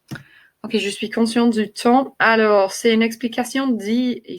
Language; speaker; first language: French; non-native, fluent; English